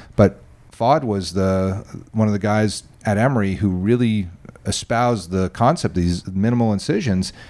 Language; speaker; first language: English; native; English